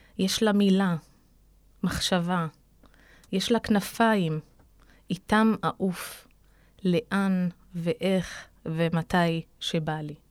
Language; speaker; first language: Hebrew; non-native, local second language; Arabic